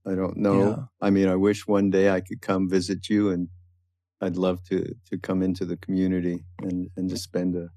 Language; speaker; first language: English; native; English